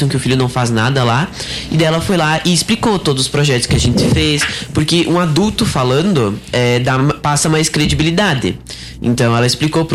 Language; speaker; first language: Portuguese; native; Portuguese